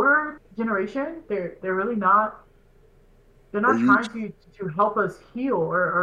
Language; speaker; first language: English; native; English